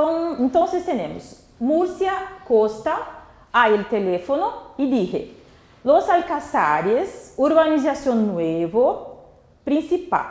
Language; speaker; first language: Spanish; non-native, fluent; Portuguese